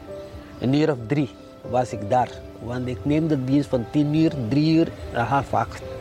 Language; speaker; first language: Dutch; non-native, local second language; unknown